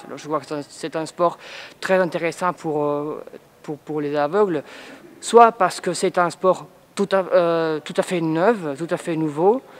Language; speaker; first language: French; non-native, fluent; Spanish